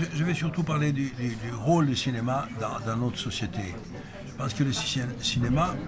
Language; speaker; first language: French; non-native, fluent; Greek